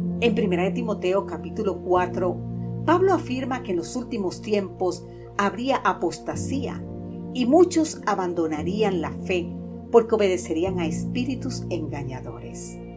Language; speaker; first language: Spanish; native; Spanish